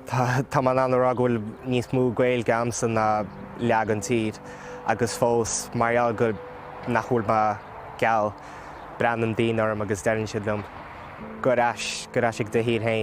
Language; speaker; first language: Irish; early bilingual, other home language; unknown